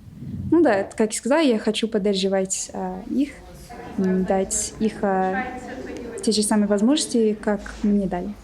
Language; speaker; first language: Russian; non-native, fluent; English